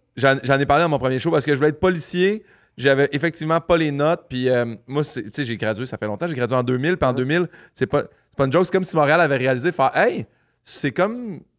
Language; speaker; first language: French; native; French